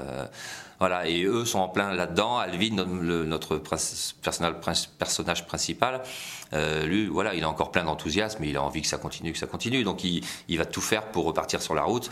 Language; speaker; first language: French; native; French